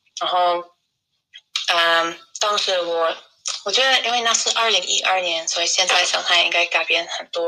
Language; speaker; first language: Chinese; non-native, fluent; English